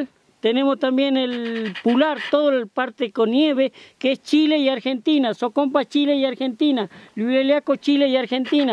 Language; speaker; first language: Spanish; native; Spanish